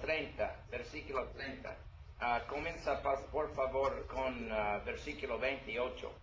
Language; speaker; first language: Spanish; non-native, learner; English